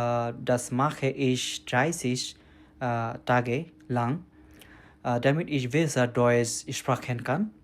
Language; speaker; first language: German; non-native, learner; Bangla